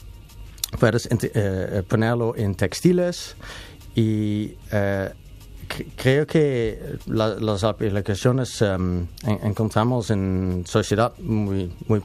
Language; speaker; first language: Spanish; non-native, learner; Dutch